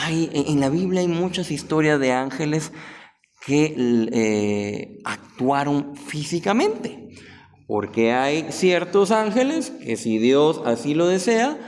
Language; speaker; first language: Spanish; native; Spanish